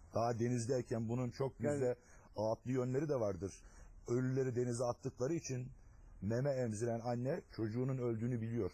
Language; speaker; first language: Turkish; non-native, local second language; Adyghe